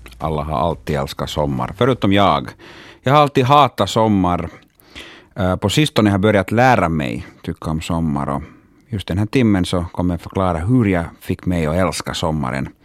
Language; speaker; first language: Swedish; non-native, local second language; Finnish